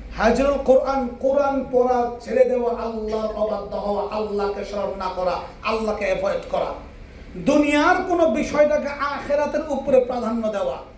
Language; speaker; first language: Bangla; native; Bangla